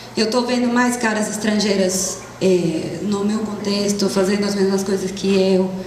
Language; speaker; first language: Portuguese; non-native, fluent; Spanish